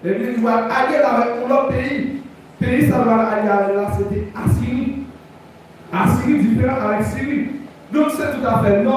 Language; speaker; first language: French; non-native, local second language; Haitian Creole